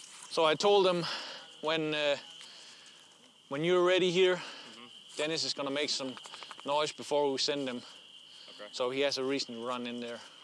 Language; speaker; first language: English; non-native, fluent; Danish